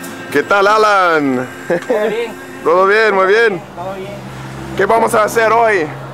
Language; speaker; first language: Spanish; non-native, fluent; English